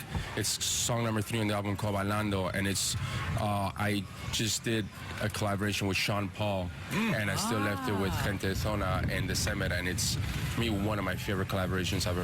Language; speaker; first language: English; early bilingual, other home language; Spanish